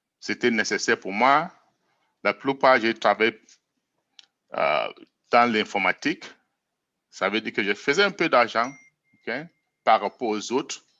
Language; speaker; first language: French; non-native, local second language; English